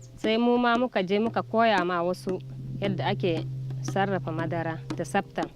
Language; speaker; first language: Hausa; non-native, local second language; Fula